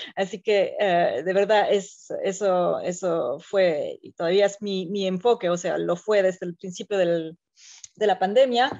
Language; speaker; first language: Spanish; non-native, fluent; French